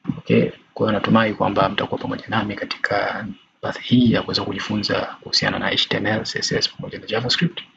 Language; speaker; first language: Swahili; native; Swahili